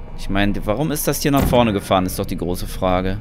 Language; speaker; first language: German; native; German